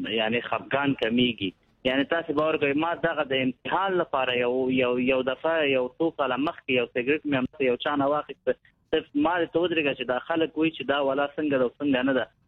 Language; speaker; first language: Pashto; native; Pashto